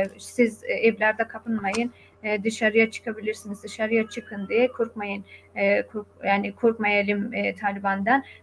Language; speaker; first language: Turkish; non-native, fluent; Persian